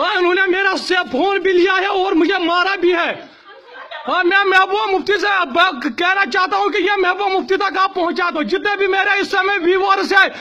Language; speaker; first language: Hindi; non-native, local second language; Kashmiri